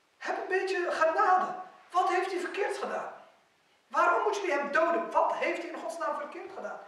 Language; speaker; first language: Dutch; non-native, fluent; Arabic